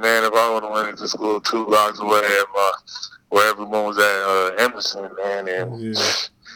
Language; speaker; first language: English; native; English